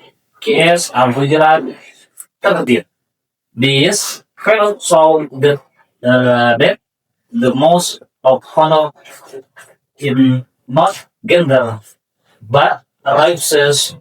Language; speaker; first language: English; non-native, learner; Indonesian